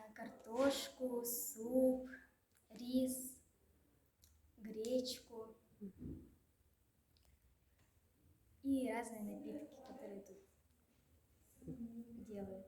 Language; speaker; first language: Russian; non-native, local second language; Yakut